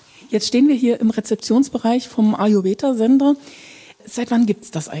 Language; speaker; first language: German; native; German